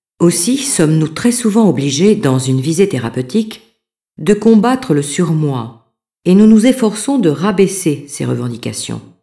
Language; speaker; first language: French; native; French